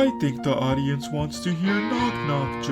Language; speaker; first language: English; native; English